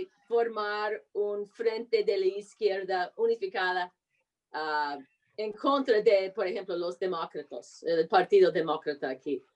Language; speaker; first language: Spanish; non-native, fluent; English